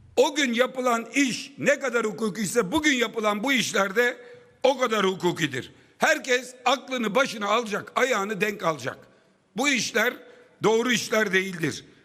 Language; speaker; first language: Turkish; native; Turkish